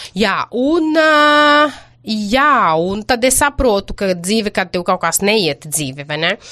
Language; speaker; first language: Latvian; non-native, fluent; Portuguese